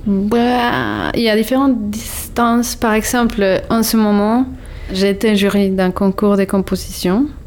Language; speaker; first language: French; non-native, fluent; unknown